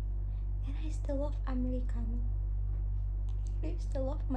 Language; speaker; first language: English; non-native, local second language; Indonesian